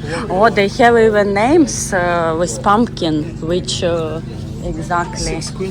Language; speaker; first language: English; non-native, learner; Ukrainian